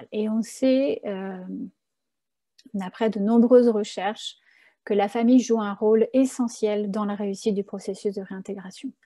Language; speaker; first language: French; native; French